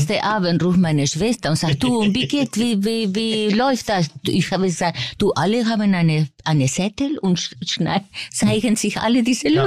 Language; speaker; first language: German; non-native, fluent; Spanish